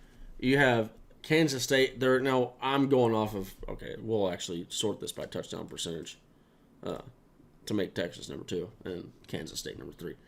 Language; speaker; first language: English; native; English